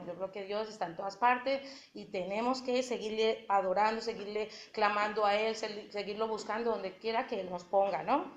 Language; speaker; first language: Spanish; native; Spanish